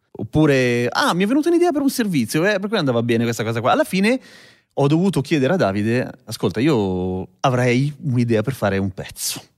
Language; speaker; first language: Italian; native; Italian